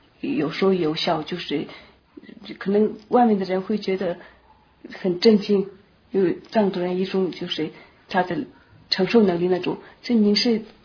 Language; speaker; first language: Chinese; non-native, local second language; Tibetan